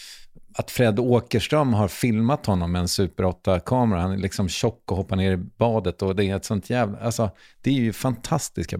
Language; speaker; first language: Swedish; native; Swedish